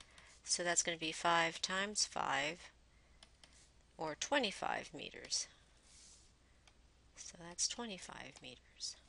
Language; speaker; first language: English; native; English